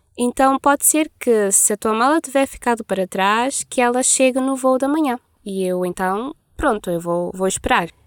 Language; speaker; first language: Portuguese; non-native, local second language; Kabuverdianu